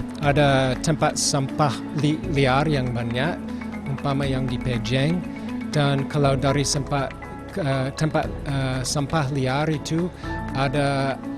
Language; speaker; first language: Indonesian; non-native, fluent; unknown